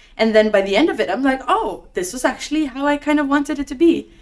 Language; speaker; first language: English; non-native, fluent; Norwegian